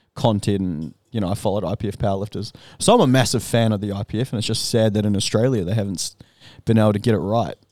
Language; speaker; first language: English; native; English